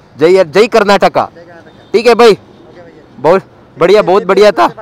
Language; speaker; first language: Hindi; non-native, local second language; Kannada